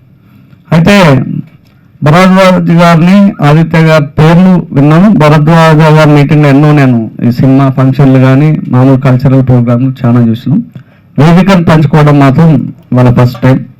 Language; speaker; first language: Telugu; native; Telugu